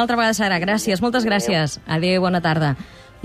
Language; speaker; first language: Catalan; native; Catalan